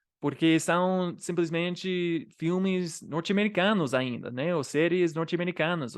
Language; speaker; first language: Portuguese; non-native, fluent; English